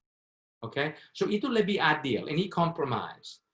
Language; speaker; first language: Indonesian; non-native, fluent; English